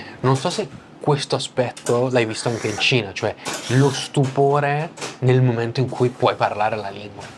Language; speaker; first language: Italian; native; Italian